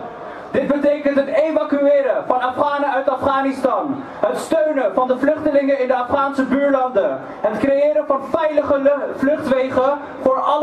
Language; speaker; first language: Dutch; early bilingual, other home language; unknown